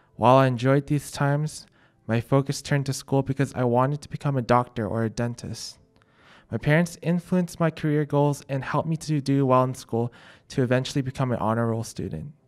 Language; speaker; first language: English; native; English